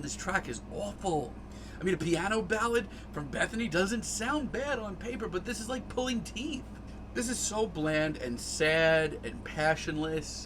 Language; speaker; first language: English; native; English